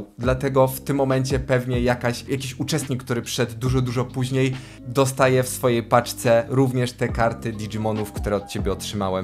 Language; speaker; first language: Polish; native; Polish